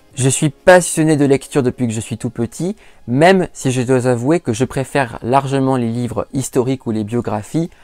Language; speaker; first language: French; native; French